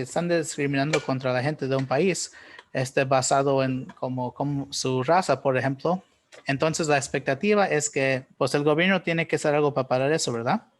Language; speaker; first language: Spanish; early bilingual, heritage; Spanish